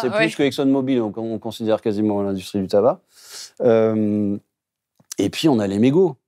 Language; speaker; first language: French; native; French